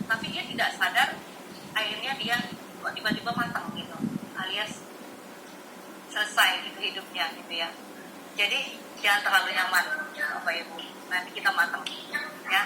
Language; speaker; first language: Indonesian; native; Indonesian